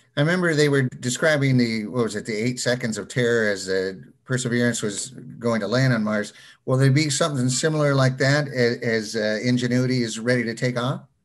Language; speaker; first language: English; native; English